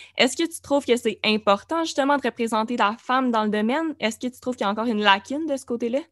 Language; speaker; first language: French; native; French